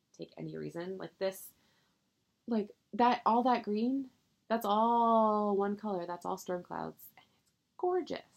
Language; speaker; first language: English; native; English